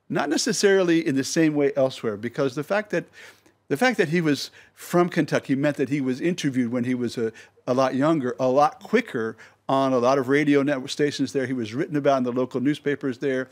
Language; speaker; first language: English; native; English